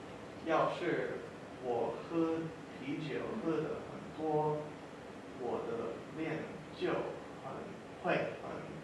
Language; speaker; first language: Chinese; non-native, learner; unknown